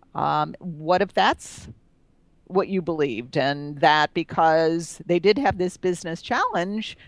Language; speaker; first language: English; native; English